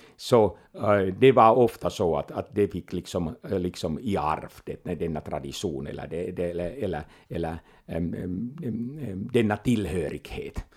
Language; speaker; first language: Swedish; non-native, local second language; Finnish